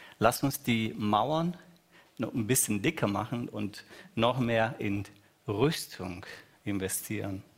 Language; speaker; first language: German; non-native, fluent; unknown